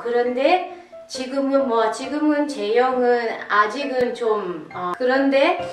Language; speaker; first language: Korean; non-native, learner; Italian